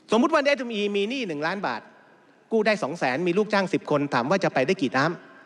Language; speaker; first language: Thai; native; Thai